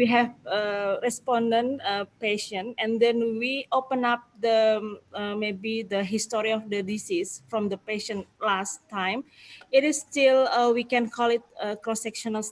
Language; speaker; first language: English; non-native, fluent; Indonesian